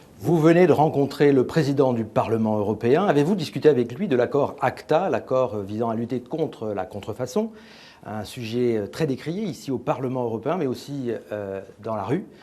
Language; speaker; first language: French; native; French